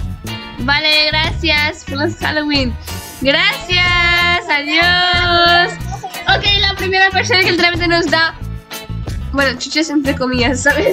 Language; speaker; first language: Spanish; native; Spanish